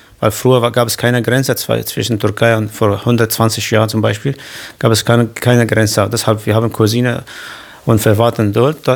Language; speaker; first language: German; non-native, learner; Kurdish